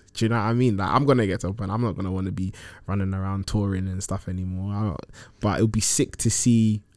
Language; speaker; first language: English; early bilingual, other home language; Akan